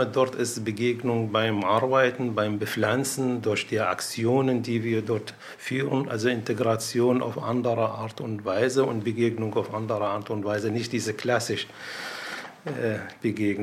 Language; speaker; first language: German; non-native, fluent; Arabic